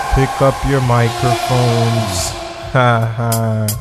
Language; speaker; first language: English; non-native, fluent; Dutch